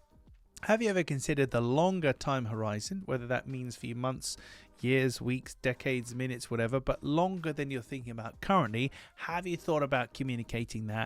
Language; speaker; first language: English; native; English